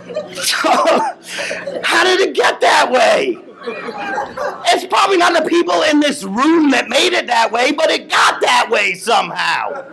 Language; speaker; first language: English; native; English